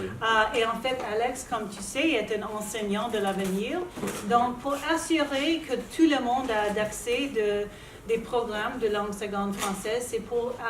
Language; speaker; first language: French; non-native, local second language; English